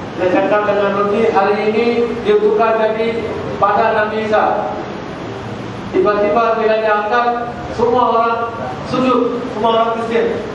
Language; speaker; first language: Malay; non-native, local second language; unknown